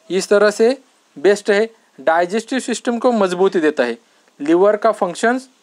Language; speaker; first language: Hindi; non-native, local second language; Marathi